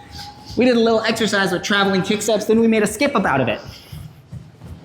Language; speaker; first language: English; native; English